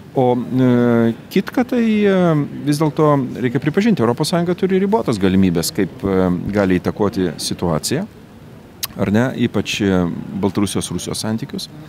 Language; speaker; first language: Lithuanian; native; Lithuanian